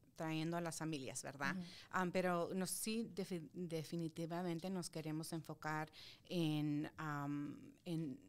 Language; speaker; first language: Spanish; early bilingual, heritage; Spanish